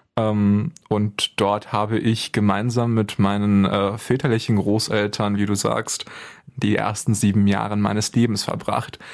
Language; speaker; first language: German; early bilingual, other home language; Bulgarian